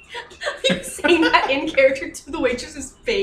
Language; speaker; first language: English; native; English